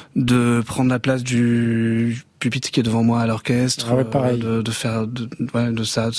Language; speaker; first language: French; native; French